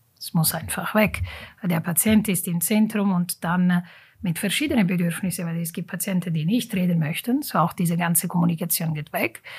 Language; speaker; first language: German; non-native, fluent; Italian